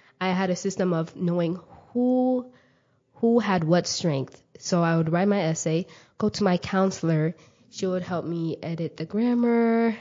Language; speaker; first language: English; early bilingual, other home language; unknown